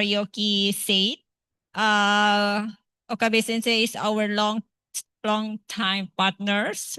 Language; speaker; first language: English; non-native, fluent; Indonesian